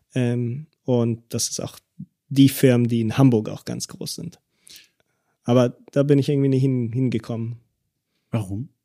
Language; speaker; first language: German; early bilingual, other home language; Hebrew